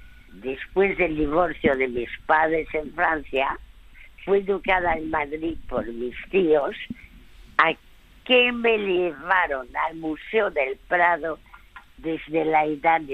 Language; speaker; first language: Spanish; early bilingual, other home language; French